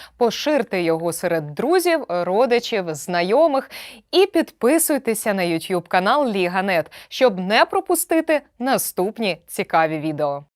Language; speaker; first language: Ukrainian; native; Ukrainian